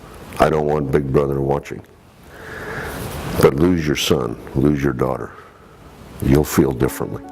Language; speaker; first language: English; native; English